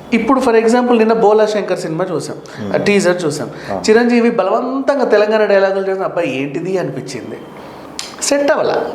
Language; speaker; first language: Telugu; native; Telugu